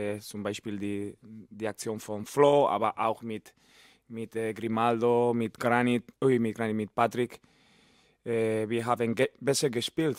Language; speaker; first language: German; non-native, learner; Spanish